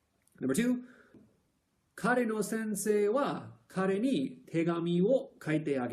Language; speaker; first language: Japanese; non-native, fluent; English